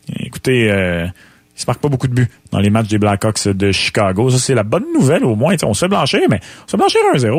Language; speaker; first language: French; native; French